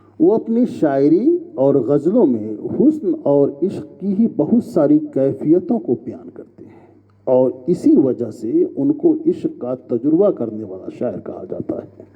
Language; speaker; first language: Urdu; native; Urdu